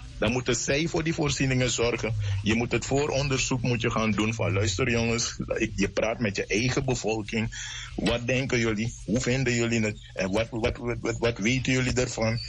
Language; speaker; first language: Dutch; native; Dutch